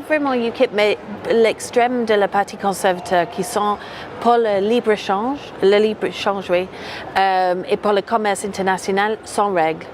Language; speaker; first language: French; non-native, fluent; English